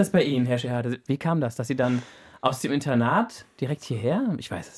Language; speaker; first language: German; native; German